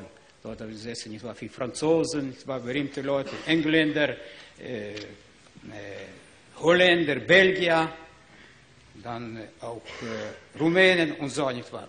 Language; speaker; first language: German; non-native, learner; Ukrainian